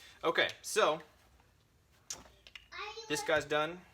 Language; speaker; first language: English; native; English